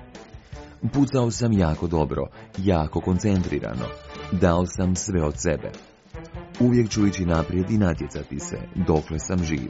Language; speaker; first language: Croatian; native; Croatian